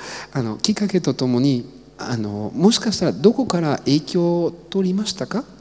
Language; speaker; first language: Japanese; non-native, learner; French